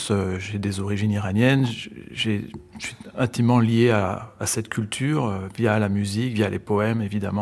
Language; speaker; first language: French; early bilingual, other home language; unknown